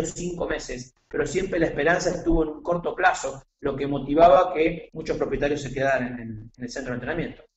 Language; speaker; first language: Spanish; native; Spanish